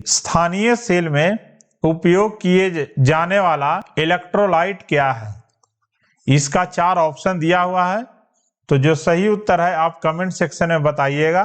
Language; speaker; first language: Hindi; native; Hindi